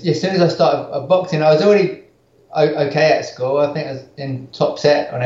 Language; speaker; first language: English; native; English